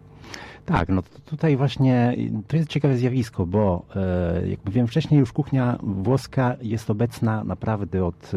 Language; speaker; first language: Polish; early bilingual, heritage; Polish